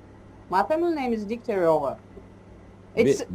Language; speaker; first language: English; non-native, fluent; Ukrainian